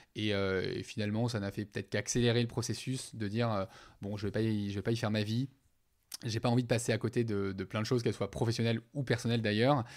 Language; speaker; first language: French; native; French